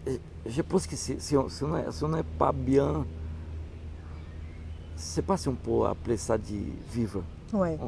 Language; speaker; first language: French; non-native, learner; Portuguese